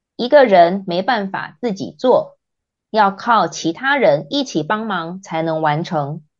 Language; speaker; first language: Chinese; native; Chinese